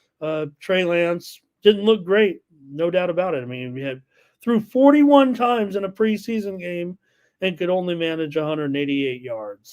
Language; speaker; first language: English; native; English